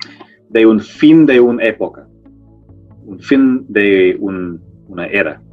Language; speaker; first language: Spanish; non-native, fluent; English